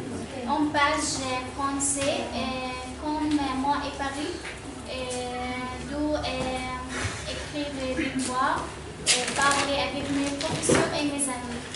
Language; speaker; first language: French; non-native, learner; Arabic